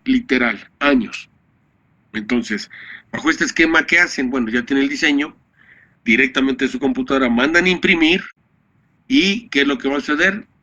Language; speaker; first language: Spanish; native; Spanish